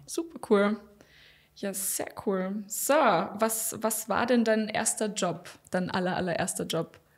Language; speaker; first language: German; native; German